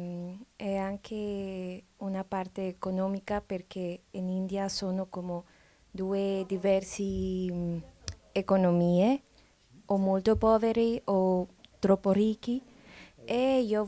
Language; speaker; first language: Italian; non-native, fluent; Spanish